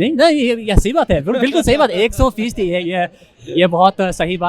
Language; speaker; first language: Hindi; non-native, fluent; English